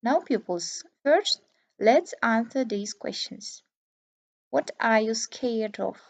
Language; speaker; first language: English; non-native, fluent; Kazakh